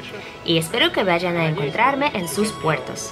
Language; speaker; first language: Spanish; non-native, learner; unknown